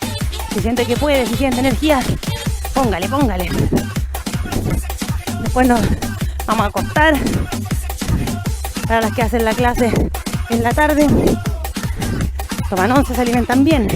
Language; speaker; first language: Spanish; native; Spanish